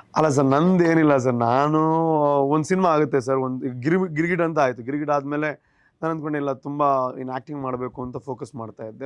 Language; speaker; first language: Kannada; non-native, local second language; Tulu